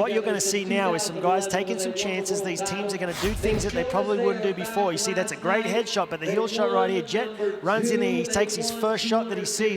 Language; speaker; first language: English; native; English